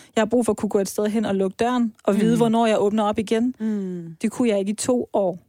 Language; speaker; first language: Danish; early bilingual, other home language; Persian